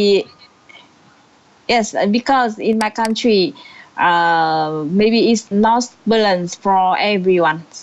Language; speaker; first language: English; non-native, learner; Vietnamese